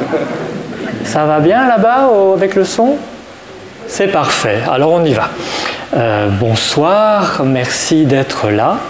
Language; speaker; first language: French; native; French